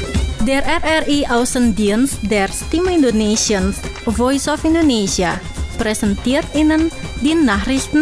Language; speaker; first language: German; non-native, fluent; Indonesian